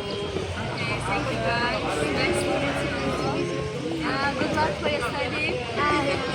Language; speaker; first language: English; non-native, fluent; Tajik